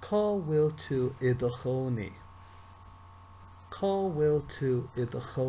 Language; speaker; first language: Irish; non-native, local second language; English